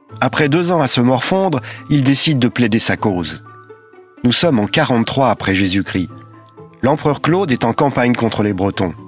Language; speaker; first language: French; native; French